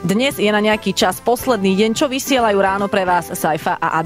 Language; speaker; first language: Slovak; native; Slovak